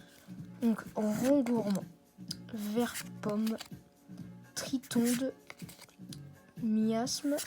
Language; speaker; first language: French; native; French